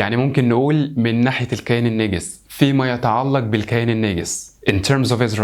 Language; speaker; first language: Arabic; native; Arabic